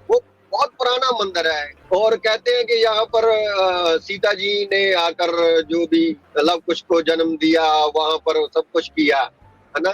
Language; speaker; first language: Hindi; early bilingual, heritage; Hindi